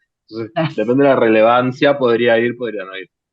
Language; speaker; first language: Spanish; native; Spanish